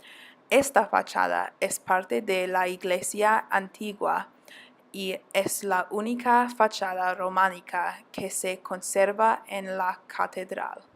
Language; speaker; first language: Spanish; non-native, learner; English